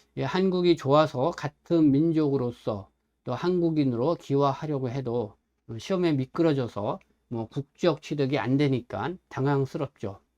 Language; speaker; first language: Korean; native; Korean